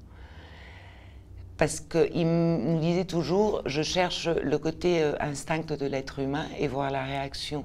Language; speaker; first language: French; non-native, fluent; Portuguese